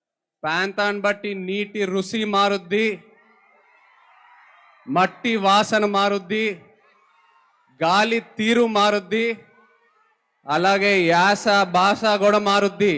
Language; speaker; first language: Telugu; native; Telugu